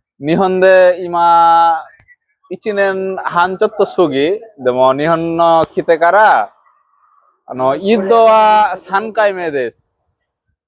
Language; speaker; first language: Japanese; non-native, learner; Bangla